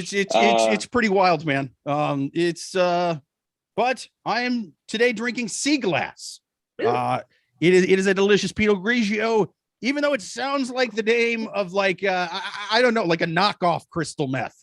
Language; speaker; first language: English; native; English